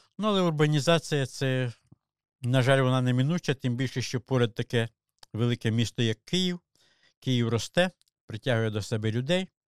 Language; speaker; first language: Ukrainian; native; Ukrainian